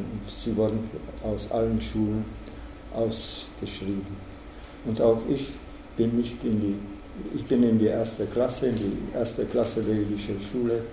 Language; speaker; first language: German; non-native, fluent; Czech